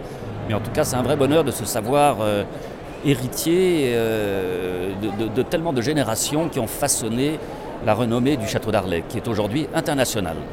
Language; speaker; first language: French; native; French